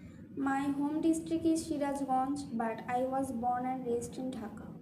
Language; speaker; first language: English; non-native, learner; Bangla